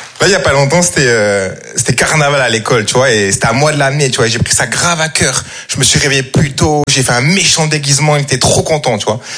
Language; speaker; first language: French; native; French